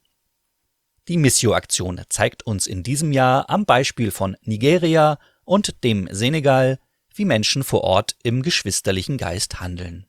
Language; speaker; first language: German; native; German